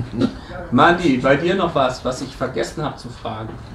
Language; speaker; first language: German; native; German